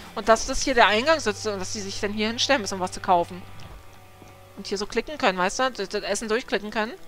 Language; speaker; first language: German; early bilingual, other home language; Polish